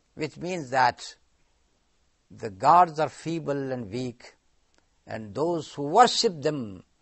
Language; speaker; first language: English; non-native, local second language; Urdu